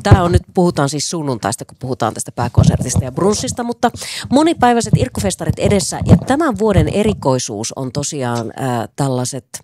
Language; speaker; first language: Finnish; native; Finnish